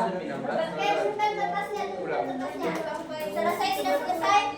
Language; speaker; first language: Indonesian; native; Indonesian